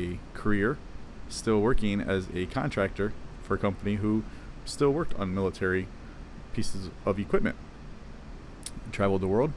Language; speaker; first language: English; native; English